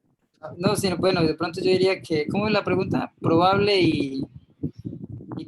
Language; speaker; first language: Spanish; native; Spanish